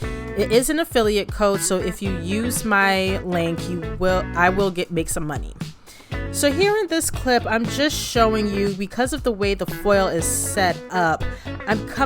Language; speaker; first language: English; native; English